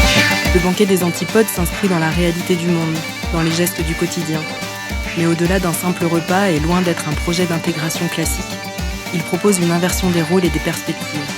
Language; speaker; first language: French; native; French